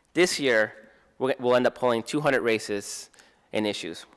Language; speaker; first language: English; native; English